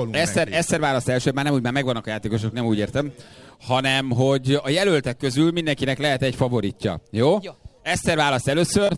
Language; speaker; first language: Hungarian; native; Hungarian